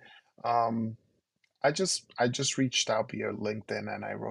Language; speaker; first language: English; early bilingual, other home language; Spanish